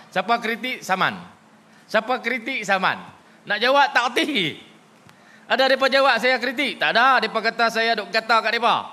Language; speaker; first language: Malay; native; Malay